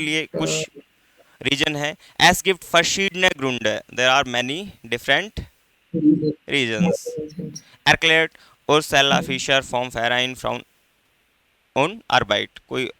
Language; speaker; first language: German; non-native, fluent; Hindi